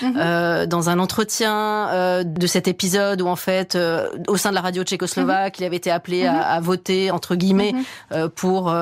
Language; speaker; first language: French; native; French